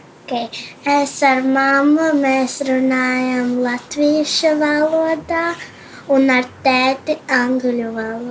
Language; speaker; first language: Latvian; early bilingual, heritage; Latvian